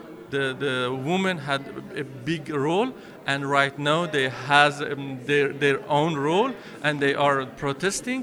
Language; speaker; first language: English; non-native, fluent; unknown